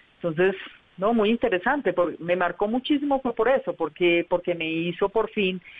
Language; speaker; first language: Spanish; native; Spanish